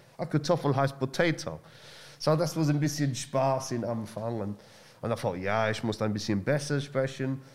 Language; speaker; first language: German; non-native, learner; English